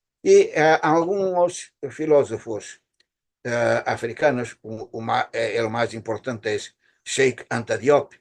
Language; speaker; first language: Spanish; non-native, fluent; Portuguese